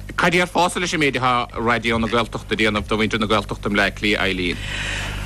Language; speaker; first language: Irish; native; Irish